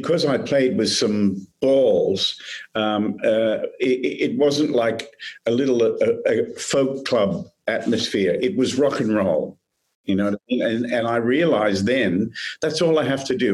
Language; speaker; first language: English; native; English